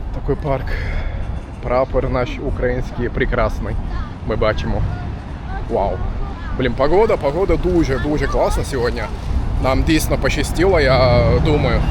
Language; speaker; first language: Ukrainian; non-native, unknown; Turkish